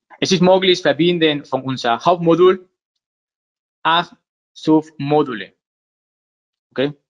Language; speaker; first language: German; non-native, learner; Spanish